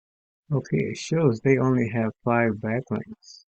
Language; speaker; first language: English; native; English